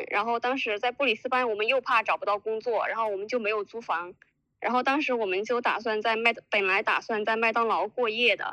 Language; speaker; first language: Chinese; native; Chinese